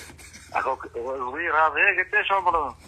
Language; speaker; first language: Arabic; native; Arabic